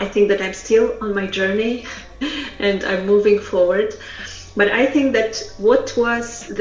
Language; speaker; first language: English; non-native, fluent; Russian